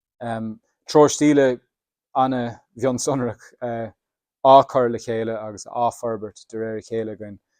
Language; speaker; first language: Irish; native; Irish